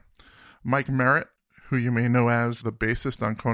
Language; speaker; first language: English; native; English